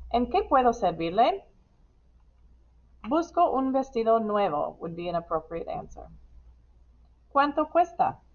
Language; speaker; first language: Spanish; non-native, fluent; English